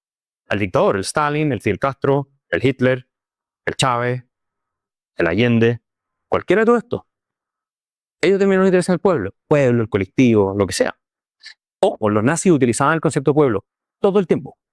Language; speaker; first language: Spanish; native; Spanish